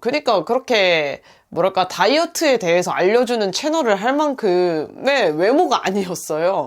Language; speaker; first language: Korean; native; Korean